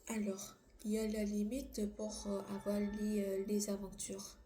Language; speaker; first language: French; non-native, learner; Korean